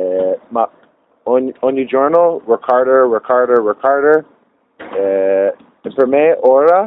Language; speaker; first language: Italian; non-native, learner; English